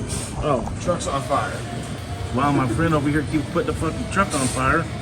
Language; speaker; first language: English; native; English